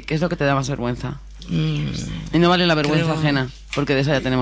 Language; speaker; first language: Spanish; native; Spanish